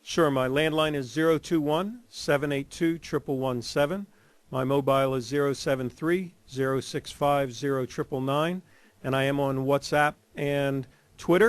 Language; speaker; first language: English; native; English